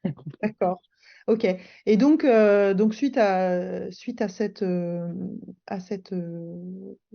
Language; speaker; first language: French; native; French